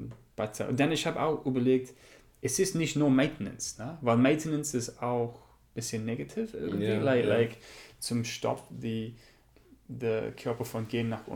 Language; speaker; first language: German; non-native, learner; English